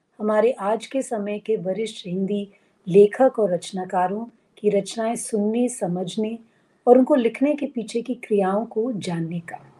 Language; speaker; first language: Hindi; native; Hindi